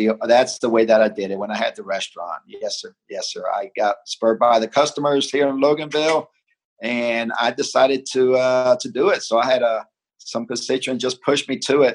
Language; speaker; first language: English; early bilingual, other home language; Spanish